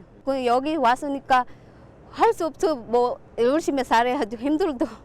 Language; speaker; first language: Korean; non-native, learner; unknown